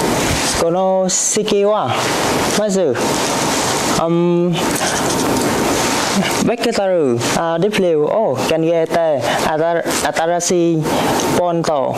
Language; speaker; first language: Japanese; non-native, learner; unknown